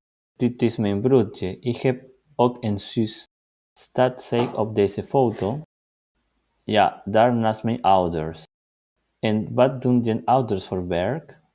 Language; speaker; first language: Dutch; non-native, learner; Spanish